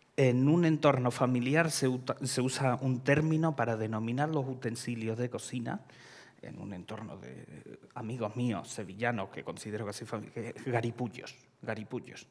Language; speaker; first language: Spanish; early bilingual, other home language; Ukrainian